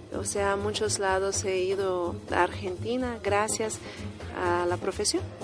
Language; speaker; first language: Spanish; non-native, fluent; Portuguese